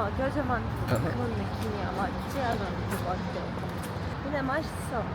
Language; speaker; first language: Korean; non-native, learner; Russian